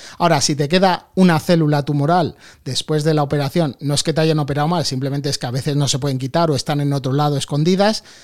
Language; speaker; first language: Spanish; native; Spanish